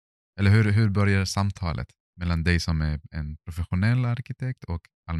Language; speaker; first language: Swedish; non-native, fluent; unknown